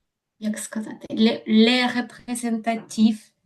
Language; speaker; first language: French; non-native, learner; Ukrainian